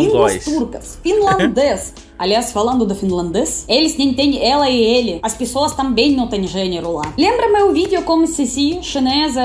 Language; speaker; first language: Portuguese; non-native, fluent; Russian